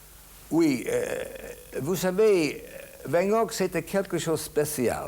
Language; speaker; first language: French; non-native, fluent; English